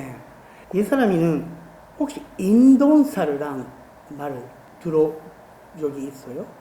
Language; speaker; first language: Korean; non-native, fluent; Japanese